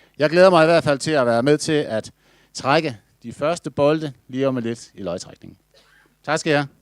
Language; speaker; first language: Danish; native; Danish